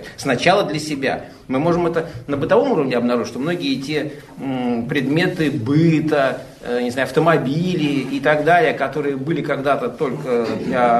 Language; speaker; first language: Russian; native; Russian